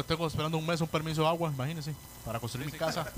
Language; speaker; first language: Spanish; native; Spanish